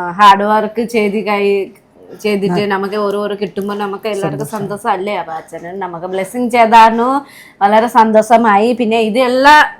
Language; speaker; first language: Malayalam; non-native, learner; Nepali